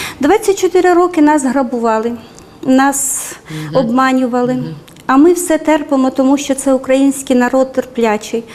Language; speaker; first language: Ukrainian; native; Ukrainian